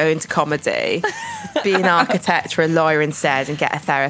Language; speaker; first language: English; native; English